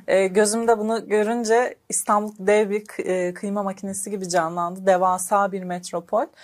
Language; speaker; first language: Turkish; native; Turkish